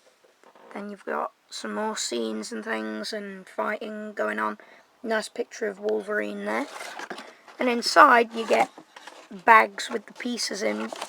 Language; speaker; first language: English; native; English